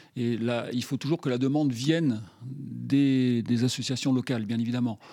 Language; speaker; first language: French; native; French